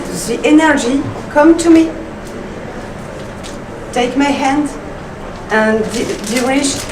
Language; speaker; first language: English; non-native, learner; French